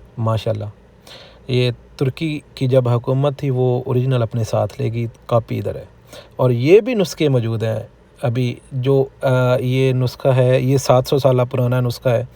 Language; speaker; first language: Urdu; non-native, local second language; Punjabi